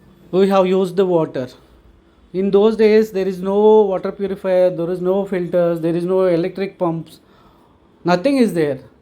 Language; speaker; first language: English; non-native, local second language; Telugu